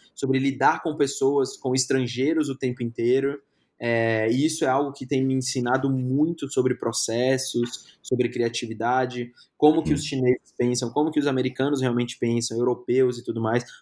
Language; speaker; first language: Portuguese; native; Portuguese